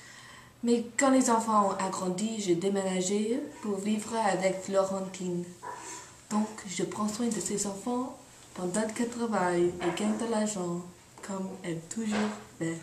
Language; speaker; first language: French; non-native, learner; English